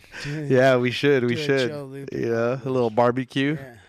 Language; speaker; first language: English; early bilingual, other home language; Spanish